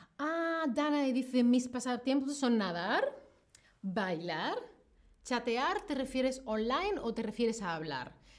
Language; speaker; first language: Spanish; native; Spanish